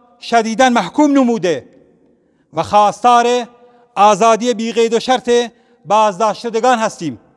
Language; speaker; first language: Persian; non-native, local second language; Central Kurdish